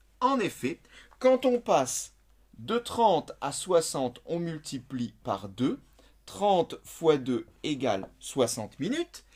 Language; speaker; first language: French; native; French